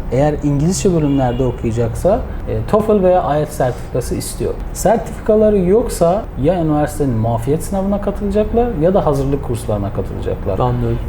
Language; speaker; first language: Turkish; non-native, fluent; Persian